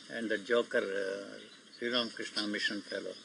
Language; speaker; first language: English; non-native, local second language; Telugu